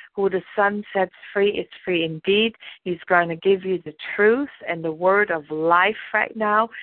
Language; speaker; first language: English; non-native, fluent; German